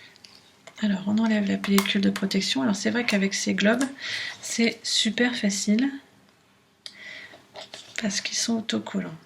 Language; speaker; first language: French; native; French